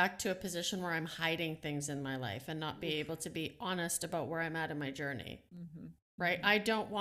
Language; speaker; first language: English; non-native, fluent; Dutch